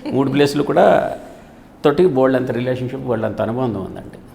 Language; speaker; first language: Telugu; native; Telugu